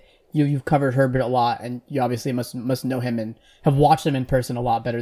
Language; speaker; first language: English; native; English